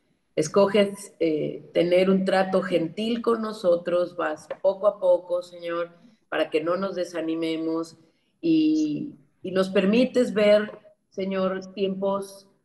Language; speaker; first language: Spanish; native; Spanish